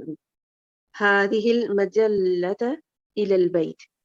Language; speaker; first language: Arabic; non-native, learner; Urdu